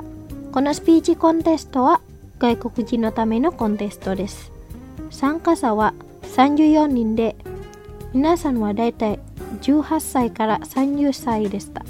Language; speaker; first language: Japanese; non-native, fluent; Indonesian